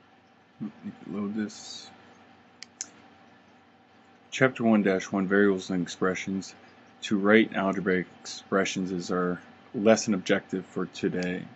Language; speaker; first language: English; native; English